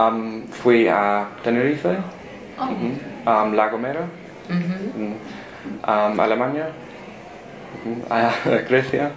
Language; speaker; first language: Spanish; non-native, learner; English